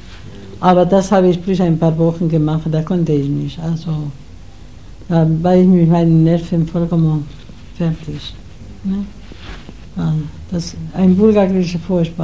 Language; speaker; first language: German; non-native, learner; Spanish